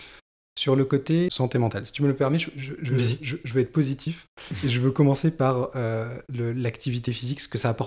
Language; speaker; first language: French; native; French